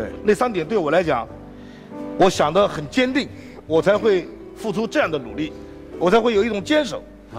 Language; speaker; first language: Chinese; native; Chinese